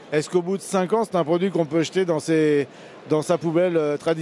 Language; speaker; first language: French; native; French